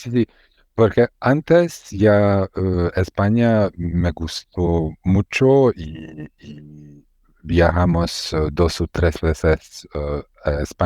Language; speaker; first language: Spanish; non-native, learner; Hungarian